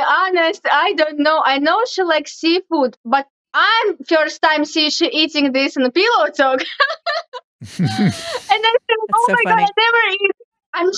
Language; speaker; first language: English; non-native, learner; Russian